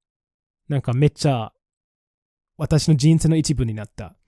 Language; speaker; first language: Japanese; non-native, fluent; English